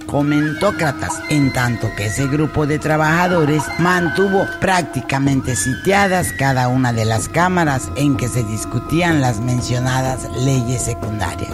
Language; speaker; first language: Spanish; native; Spanish